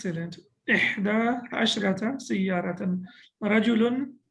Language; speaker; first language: Arabic; non-native, fluent; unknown